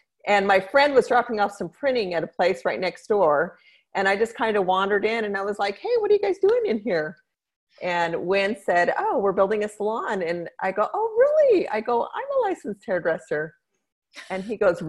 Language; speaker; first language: English; native; English